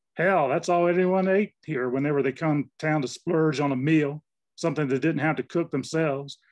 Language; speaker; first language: English; native; English